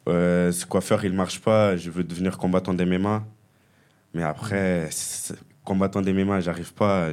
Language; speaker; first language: French; early bilingual, other home language; Kabuverdianu